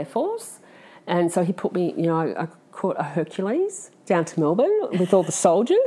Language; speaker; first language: English; native; English